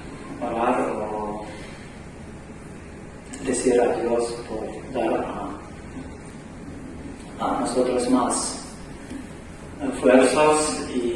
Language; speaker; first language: Spanish; non-native, learner; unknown